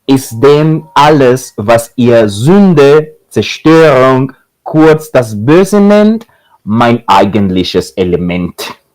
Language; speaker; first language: German; non-native, fluent; Spanish